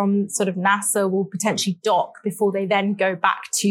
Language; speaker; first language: English; native; English